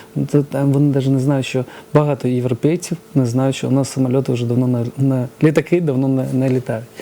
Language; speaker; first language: Ukrainian; early bilingual, other home language; Georgian